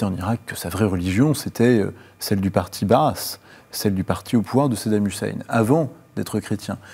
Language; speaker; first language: French; native; French